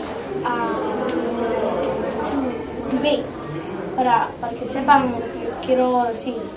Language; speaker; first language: Spanish; early bilingual, other home language; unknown